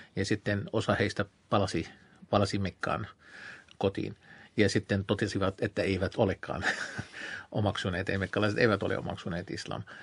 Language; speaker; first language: Finnish; non-native, fluent; Arabic